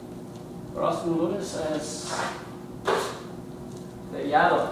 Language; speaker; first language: Spanish; non-native, fluent; Portuguese